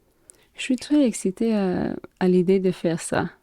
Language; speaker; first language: French; non-native, learner; English